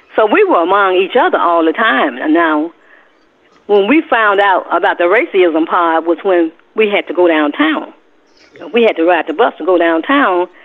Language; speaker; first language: English; native; English